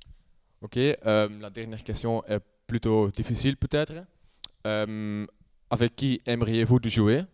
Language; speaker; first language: French; non-native, local second language; Dutch